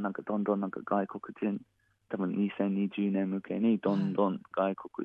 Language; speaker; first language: Japanese; non-native, fluent; English